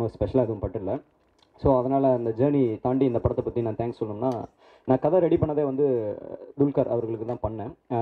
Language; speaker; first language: Tamil; native; Tamil